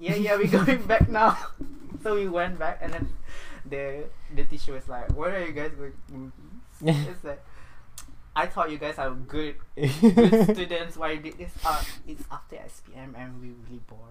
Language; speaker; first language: English; non-native, local second language; Malay